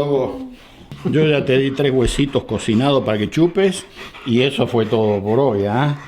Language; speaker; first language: Spanish; native; Spanish